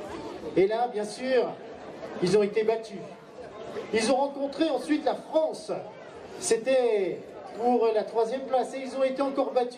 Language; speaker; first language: French; native; French